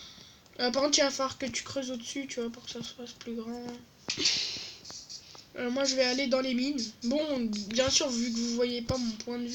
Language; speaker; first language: French; native; French